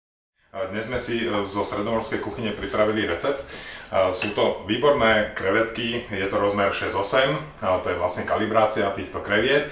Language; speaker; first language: Slovak; native; Slovak